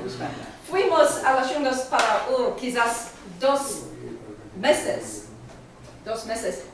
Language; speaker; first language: Spanish; non-native, learner; English